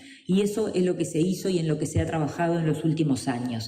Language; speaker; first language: Spanish; native; Spanish